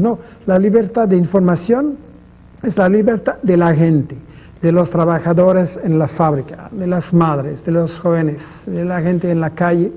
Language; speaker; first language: Spanish; non-native, fluent; French